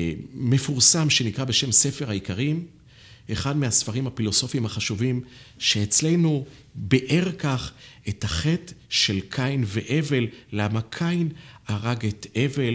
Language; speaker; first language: Hebrew; native; Hebrew